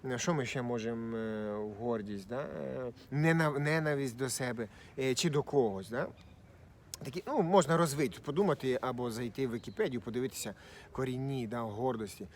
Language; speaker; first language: Ukrainian; non-native, local second language; Russian